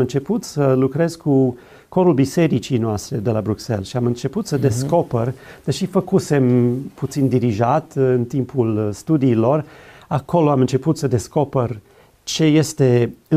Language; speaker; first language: Romanian; non-native, fluent; English